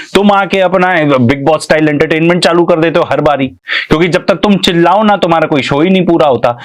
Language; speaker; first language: Urdu; native; Urdu